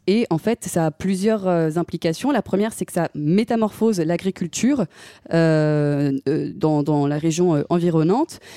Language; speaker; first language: French; native; French